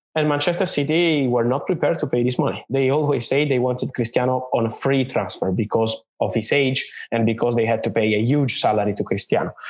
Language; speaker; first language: English; non-native, fluent; Italian